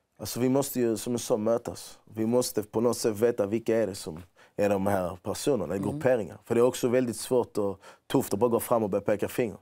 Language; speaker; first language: Swedish; early bilingual, other home language; Persian